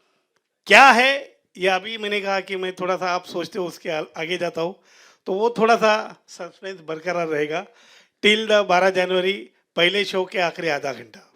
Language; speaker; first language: Hindi; native; Hindi